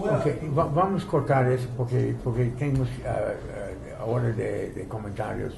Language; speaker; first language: Portuguese; non-native, fluent; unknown